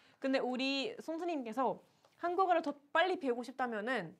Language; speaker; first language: Korean; non-native, fluent; Punjabi